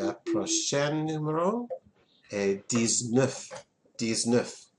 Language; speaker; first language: French; non-native, fluent; English